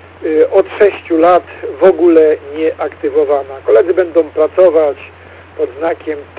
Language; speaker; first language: Polish; native; Polish